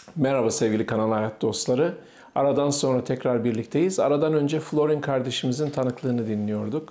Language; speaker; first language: Turkish; native; Turkish